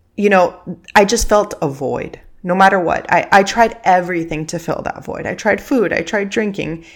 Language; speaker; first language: English; early bilingual, other home language; Spanish